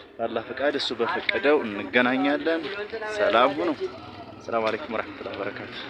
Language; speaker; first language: Amharic; native; Amharic